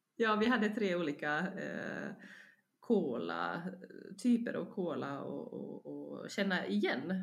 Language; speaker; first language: Swedish; non-native, fluent; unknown